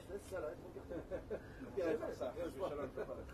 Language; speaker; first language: French; native; French